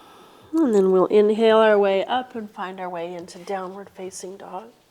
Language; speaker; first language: English; native; English